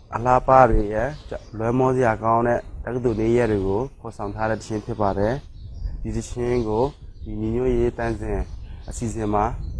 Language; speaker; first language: Burmese; non-native, local second language; Mon